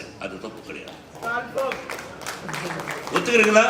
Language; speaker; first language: Tamil; non-native, learner; Telugu